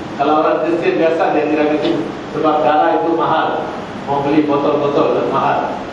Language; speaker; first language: Malay; non-native, local second language; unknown